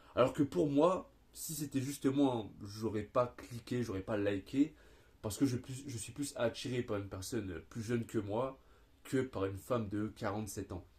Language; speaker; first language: French; native; French